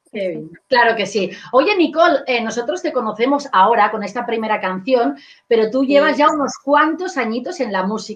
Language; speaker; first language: Spanish; native; Spanish